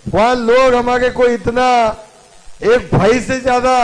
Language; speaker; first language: Hindi; non-native, local second language; Kannada